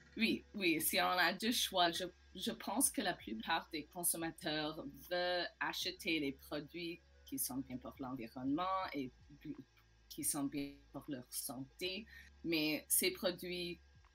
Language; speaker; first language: French; non-native, local second language; English